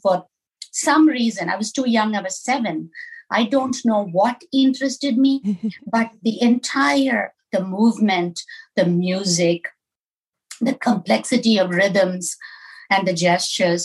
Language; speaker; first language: English; non-native, local second language; Tamil